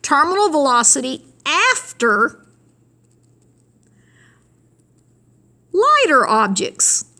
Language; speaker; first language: English; native; English